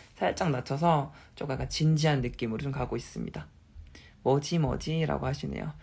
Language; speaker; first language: Korean; native; Korean